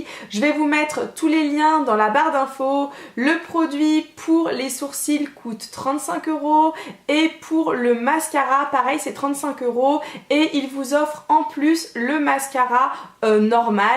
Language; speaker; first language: French; native; French